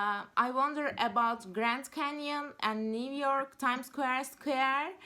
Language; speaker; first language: English; non-native, learner; Turkish